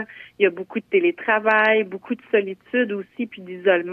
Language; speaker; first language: French; native; French